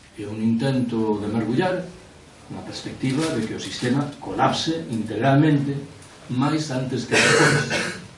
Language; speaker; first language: Galician; non-native, local second language; Spanish